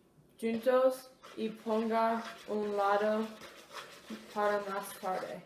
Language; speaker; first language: Spanish; non-native, learner; English